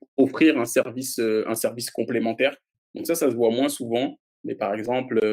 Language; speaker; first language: French; native; French